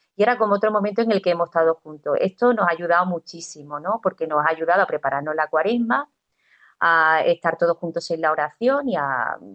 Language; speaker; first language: Spanish; native; Spanish